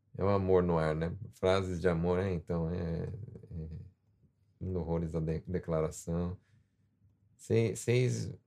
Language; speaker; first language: Portuguese; native; Portuguese